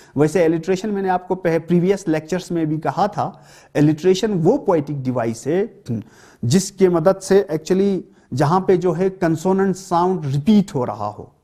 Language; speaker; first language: Hindi; non-native, local second language; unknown